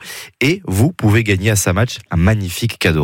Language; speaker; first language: French; native; French